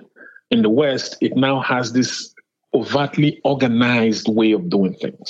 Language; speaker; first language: English; non-native, local second language; Igbo